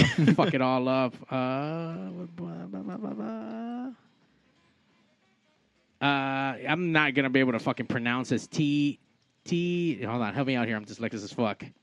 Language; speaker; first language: English; native; English